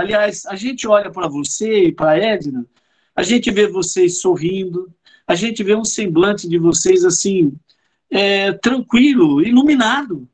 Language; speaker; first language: Portuguese; native; Portuguese